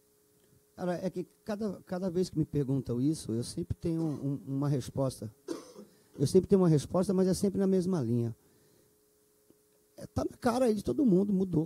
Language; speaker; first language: Portuguese; native; Portuguese